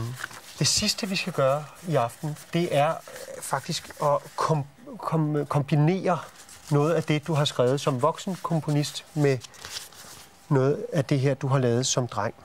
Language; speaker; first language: Danish; native; Danish